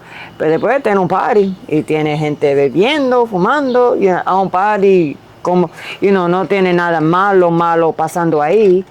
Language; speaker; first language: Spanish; early bilingual, heritage; Spanish